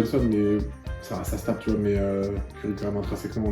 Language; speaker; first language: French; native; French